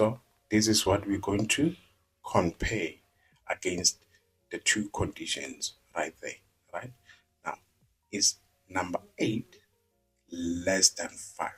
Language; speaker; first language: English; non-native, local second language; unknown